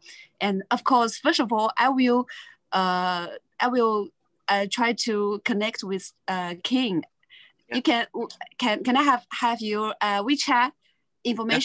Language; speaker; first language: English; non-native, fluent; Chinese